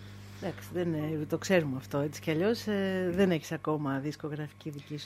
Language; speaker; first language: Greek; native; Greek